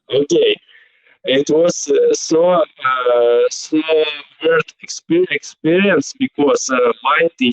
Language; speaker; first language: English; non-native, learner; Belarusian